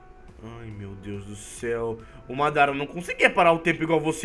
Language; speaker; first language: Portuguese; native; Portuguese